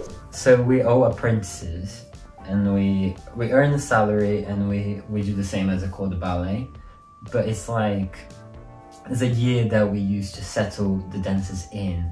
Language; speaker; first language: English; non-native, fluent; Portuguese